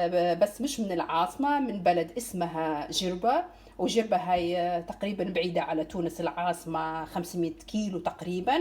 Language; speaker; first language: Arabic; native; Arabic